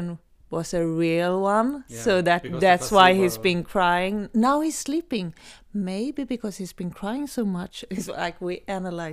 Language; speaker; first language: English; non-native, fluent; Swedish